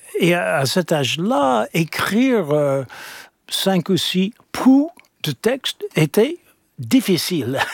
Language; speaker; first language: French; non-native, fluent; English